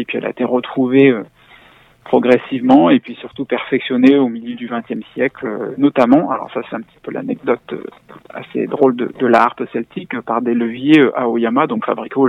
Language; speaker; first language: French; native; French